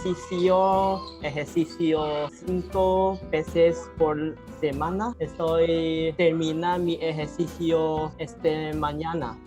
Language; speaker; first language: Spanish; non-native, learner; Cantonese